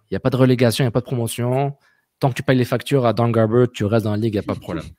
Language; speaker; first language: French; native; French